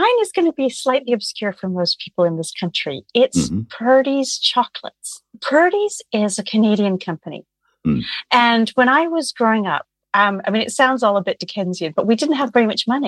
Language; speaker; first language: English; native; English